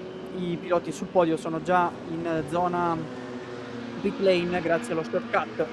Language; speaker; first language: Italian; native; Italian